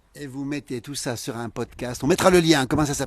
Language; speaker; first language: French; native; French